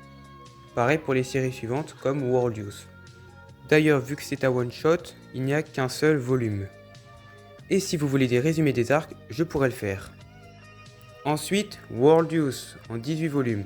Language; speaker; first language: French; native; French